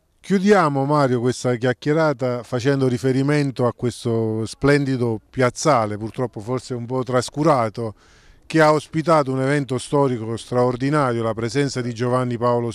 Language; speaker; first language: Italian; native; Italian